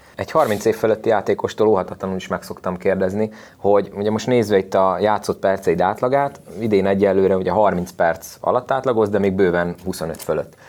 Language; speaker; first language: Hungarian; native; Hungarian